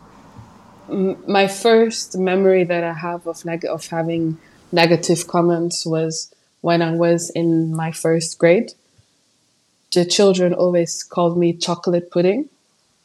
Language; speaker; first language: English; non-native, fluent; Upper Guinea Crioulo